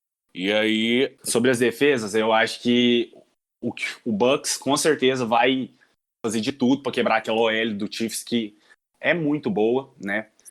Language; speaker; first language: Portuguese; native; Portuguese